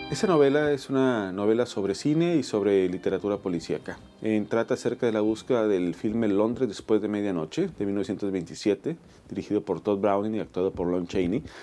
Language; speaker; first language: Spanish; native; Spanish